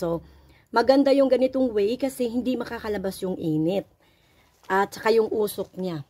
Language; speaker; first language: Filipino; non-native, local second language; Cebuano